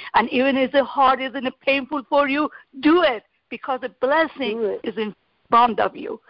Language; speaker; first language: English; non-native, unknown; Persian